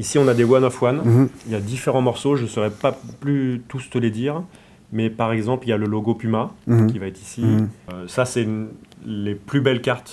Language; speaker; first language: French; native; French